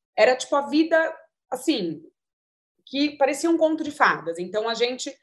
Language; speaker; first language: Portuguese; native; Portuguese